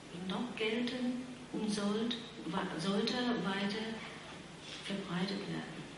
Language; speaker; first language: German; non-native, fluent; Vietnamese